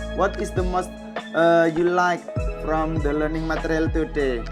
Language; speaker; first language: English; non-native, learner; Indonesian